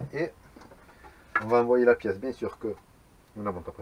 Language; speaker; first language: French; native; French